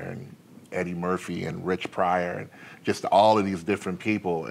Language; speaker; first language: English; native; English